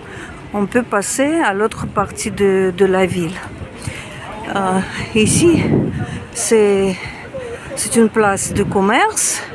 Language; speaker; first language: French; non-native, fluent; Russian